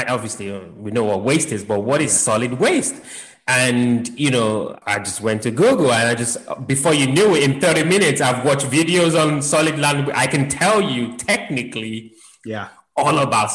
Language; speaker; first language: English; native; English